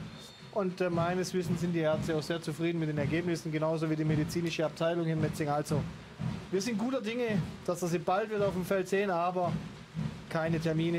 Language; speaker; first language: German; native; German